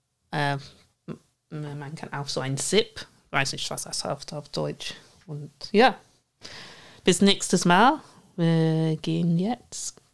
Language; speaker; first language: German; non-native, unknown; English